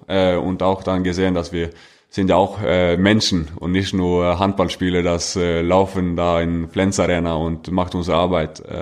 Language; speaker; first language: German; non-native, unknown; Norwegian